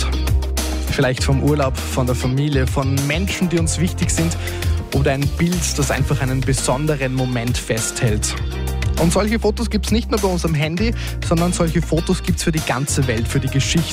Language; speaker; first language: German; native; German